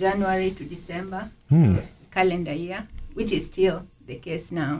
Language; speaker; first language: English; non-native, local second language; Kalenjin